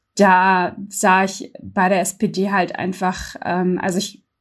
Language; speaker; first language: German; native; German